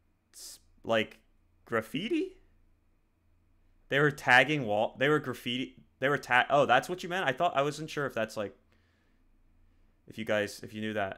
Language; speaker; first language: English; native; English